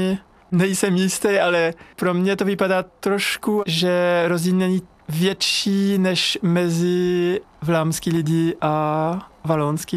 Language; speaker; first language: Czech; non-native, learner; French